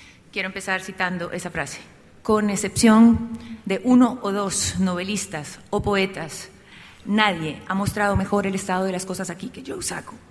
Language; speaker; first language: Spanish; native; Spanish